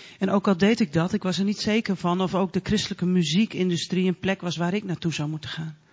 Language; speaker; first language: Dutch; native; Dutch